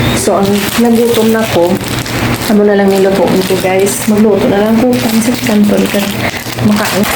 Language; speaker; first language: Filipino; non-native, local second language; Hiligaynon